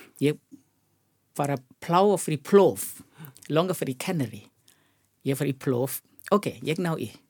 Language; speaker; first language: Icelandic; non-native, learner; Thai